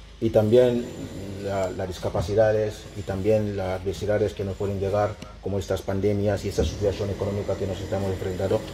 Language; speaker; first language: Spanish; non-native, fluent; Mandingo